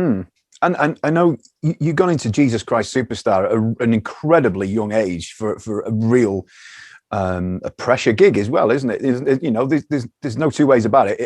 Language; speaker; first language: English; native; English